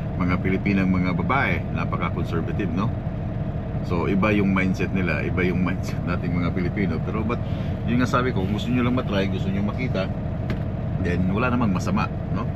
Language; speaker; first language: Filipino; non-native, local second language; Cebuano